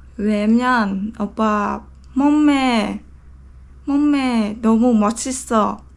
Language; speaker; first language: Korean; non-native, learner; Vietnamese